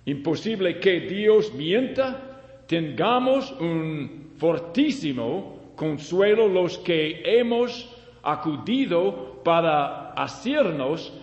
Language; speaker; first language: Spanish; non-native, learner; English